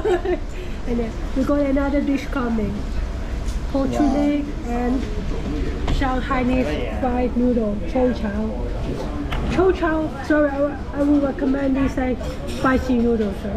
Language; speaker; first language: English; non-native, local second language; Cantonese